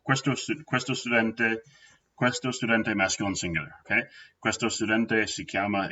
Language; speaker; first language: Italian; non-native, fluent; English